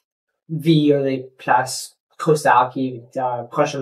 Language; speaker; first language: French; non-native, local second language; English